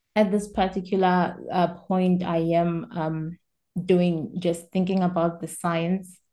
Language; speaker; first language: English; non-native, local second language; Swati